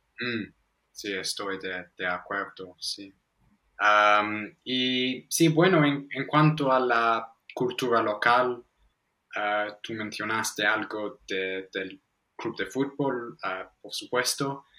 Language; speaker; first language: Spanish; non-native, fluent; English